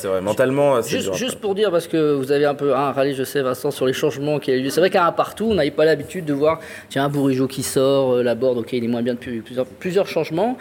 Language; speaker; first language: French; native; French